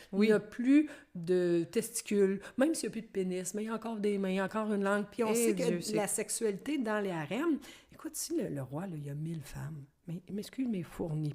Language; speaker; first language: French; native; French